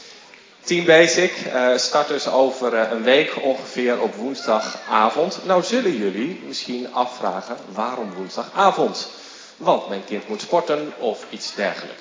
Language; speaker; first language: Dutch; native; Dutch